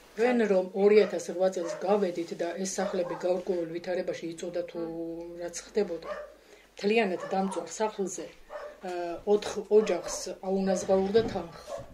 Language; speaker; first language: Georgian; native; Georgian